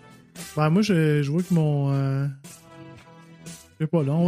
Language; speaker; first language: French; native; French